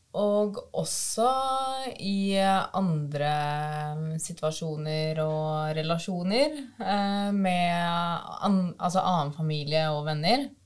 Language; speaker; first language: Norwegian; early bilingual, other home language; Albanian